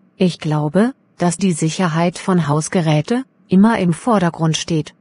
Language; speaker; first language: German; non-native, fluent; Hungarian